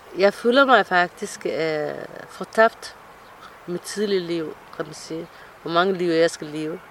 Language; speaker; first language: Danish; non-native, fluent; Somali